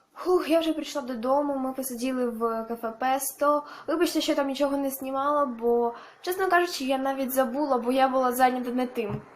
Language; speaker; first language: Ukrainian; non-native, local second language; Russian